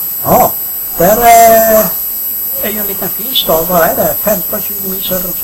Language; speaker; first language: Swedish; native; Swedish